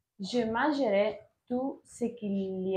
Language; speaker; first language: French; non-native, learner; Spanish